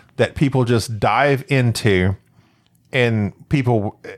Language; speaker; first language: English; native; English